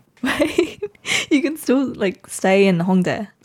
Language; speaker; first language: English; native; English